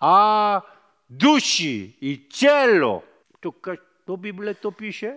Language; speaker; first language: Czech; non-native, fluent; Korean